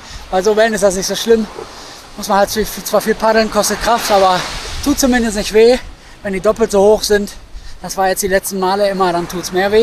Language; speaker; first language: German; native; German